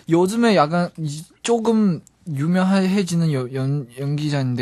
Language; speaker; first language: Korean; non-native, learner; Chinese